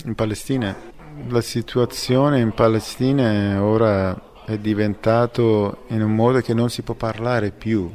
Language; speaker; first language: Italian; non-native, fluent; Persian